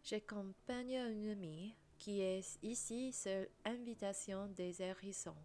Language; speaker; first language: French; non-native, learner; English